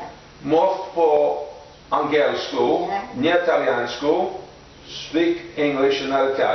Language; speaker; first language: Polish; non-native, learner; English